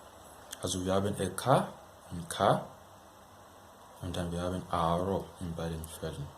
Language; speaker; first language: German; non-native, fluent; Yoruba